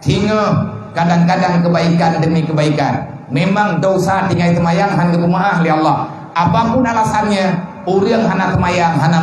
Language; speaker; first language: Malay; non-native, local second language; Achinese